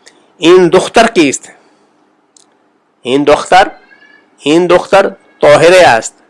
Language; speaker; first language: Persian; non-native, fluent; Urdu